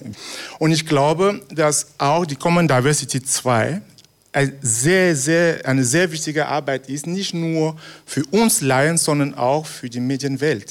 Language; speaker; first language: German; non-native, fluent; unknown